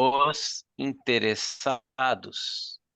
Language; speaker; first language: Portuguese; non-native, learner; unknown